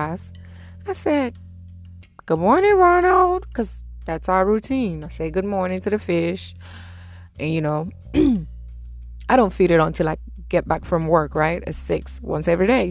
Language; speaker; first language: English; non-native, local second language; Yoruba